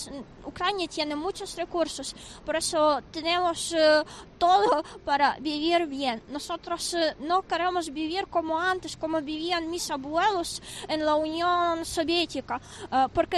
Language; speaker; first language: Spanish; non-native, fluent; Ukrainian